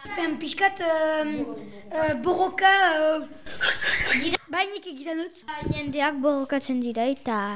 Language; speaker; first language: Basque; non-native, local second language; French